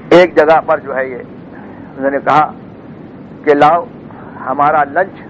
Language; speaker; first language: Urdu; native; Urdu